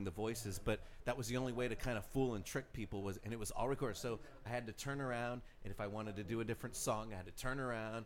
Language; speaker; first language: English; native; English